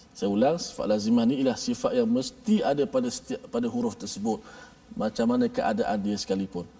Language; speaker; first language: Malay; native; Malay